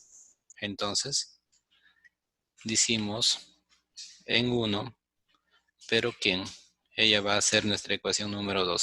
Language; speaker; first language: Spanish; native; Spanish